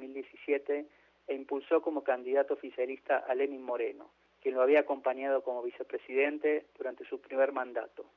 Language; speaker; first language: Spanish; native; Spanish